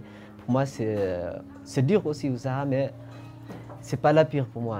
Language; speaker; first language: French; non-native, fluent; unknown